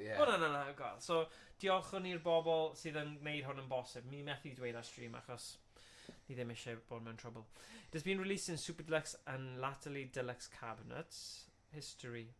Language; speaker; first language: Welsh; native; Welsh